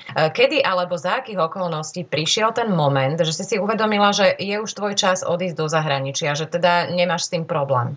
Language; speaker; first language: Slovak; native; Slovak